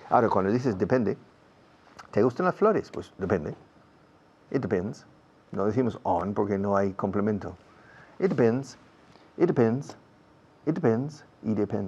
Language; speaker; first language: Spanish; non-native, fluent; English